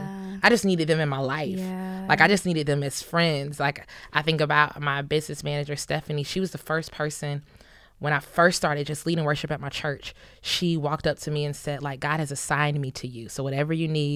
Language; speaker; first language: English; native; English